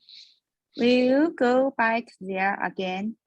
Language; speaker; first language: English; non-native, learner; Chinese